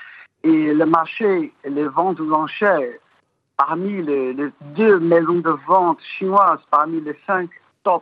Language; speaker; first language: French; non-native, fluent; Chinese